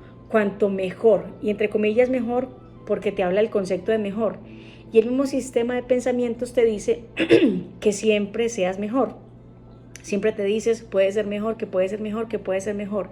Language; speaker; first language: Spanish; native; Spanish